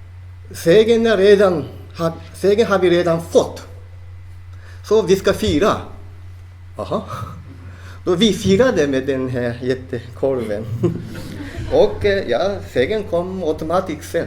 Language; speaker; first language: Swedish; non-native, fluent; Japanese